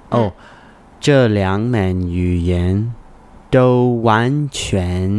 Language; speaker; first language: Chinese; non-native, learner; English